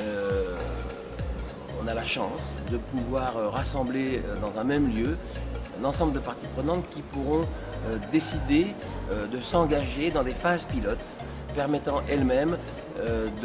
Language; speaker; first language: French; native; French